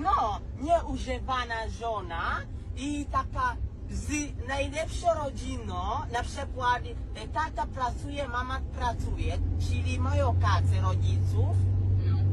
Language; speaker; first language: Polish; non-native, learner; Swahili